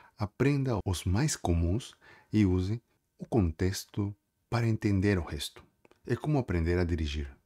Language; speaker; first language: Portuguese; non-native, fluent; Spanish